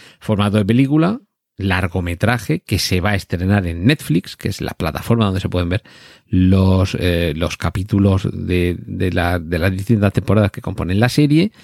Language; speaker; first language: Spanish; native; Spanish